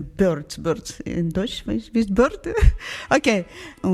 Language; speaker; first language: German; non-native, learner; Ukrainian